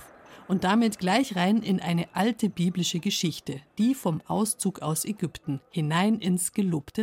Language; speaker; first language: German; native; German